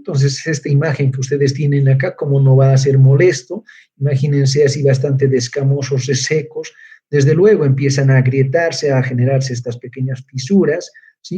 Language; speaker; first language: Spanish; native; Spanish